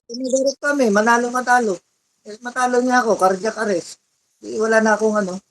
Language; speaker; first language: Filipino; non-native, local second language; Iloko